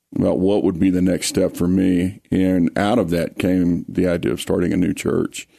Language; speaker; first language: English; native; English